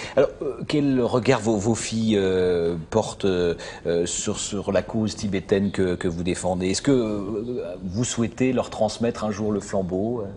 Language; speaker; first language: French; native; French